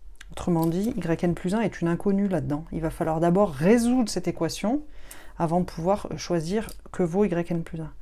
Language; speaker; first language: French; native; French